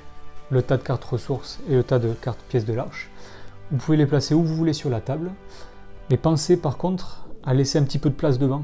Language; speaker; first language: French; native; French